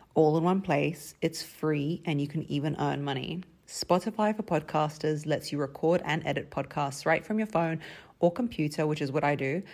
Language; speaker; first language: English; early bilingual, other home language; Russian